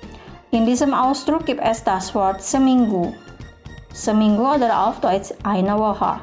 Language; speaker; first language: German; non-native, fluent; Indonesian